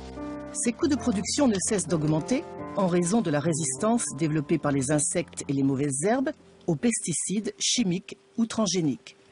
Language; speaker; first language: French; native; French